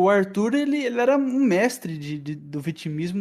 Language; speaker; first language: Portuguese; native; Portuguese